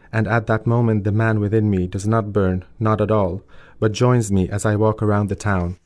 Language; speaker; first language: English; early bilingual, other home language; Albanian